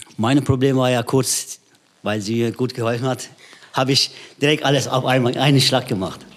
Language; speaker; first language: German; non-native, fluent; Turkish